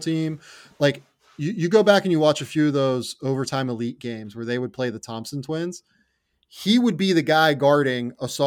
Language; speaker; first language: English; native; English